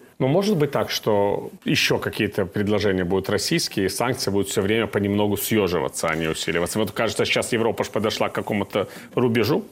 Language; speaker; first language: Russian; native; Russian